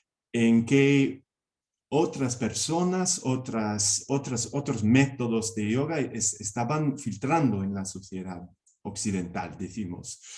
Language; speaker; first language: Spanish; non-native, fluent; English